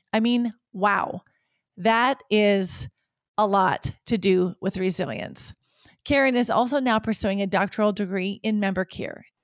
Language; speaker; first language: English; native; English